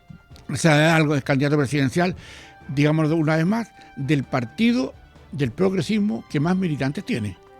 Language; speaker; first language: Spanish; native; Spanish